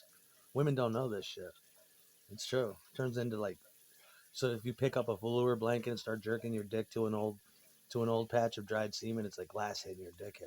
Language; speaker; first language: English; native; English